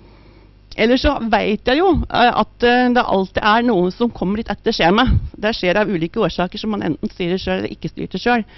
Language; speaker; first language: Norwegian; native; Norwegian